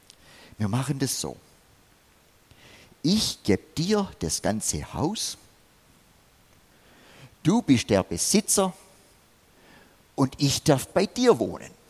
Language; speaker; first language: German; non-native, fluent; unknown